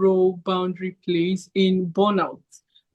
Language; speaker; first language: English; native; English